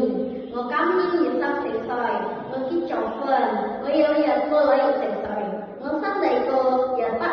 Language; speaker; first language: Cantonese; non-native, learner; Indonesian